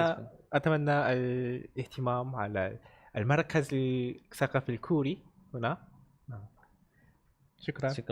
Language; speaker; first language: Arabic; non-native, learner; Korean